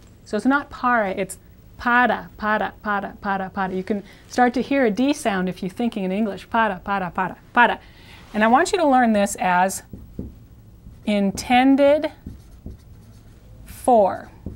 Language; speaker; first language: English; native; English